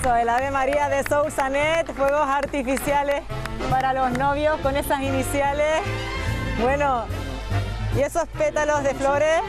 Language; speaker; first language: Spanish; native; Spanish